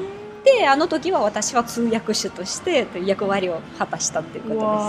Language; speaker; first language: Japanese; non-native, fluent; Russian